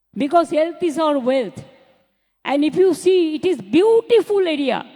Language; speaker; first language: English; non-native, local second language; Bangla